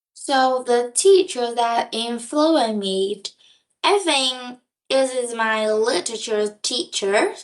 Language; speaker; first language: English; non-native, learner; Vietnamese